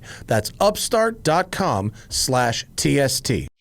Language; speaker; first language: English; native; English